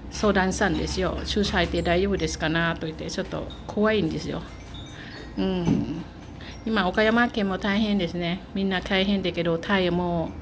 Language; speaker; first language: Japanese; non-native, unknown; Thai